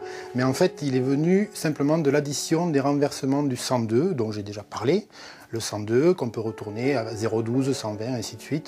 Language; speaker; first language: French; native; French